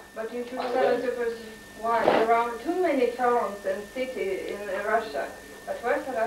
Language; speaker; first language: English; non-native, learner; Russian